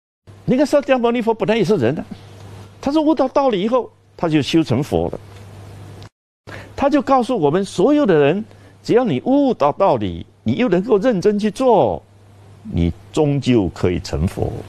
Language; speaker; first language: Chinese; native; Chinese